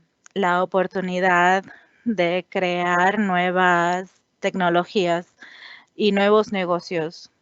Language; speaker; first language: Spanish; non-native, fluent; English